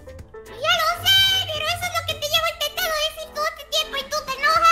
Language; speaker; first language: Spanish; native; Spanish